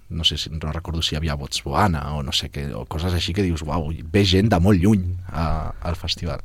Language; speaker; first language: Catalan; native; Catalan